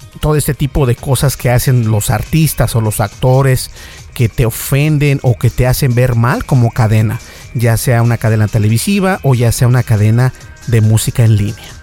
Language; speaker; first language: Spanish; native; Spanish